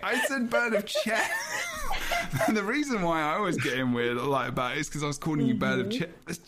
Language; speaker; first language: English; native; English